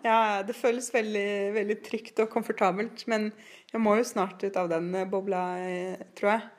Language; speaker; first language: Norwegian; non-native, fluent; Russian